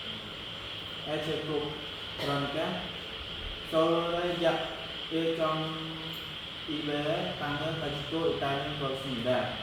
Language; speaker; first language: Korean; non-native, learner; Khmer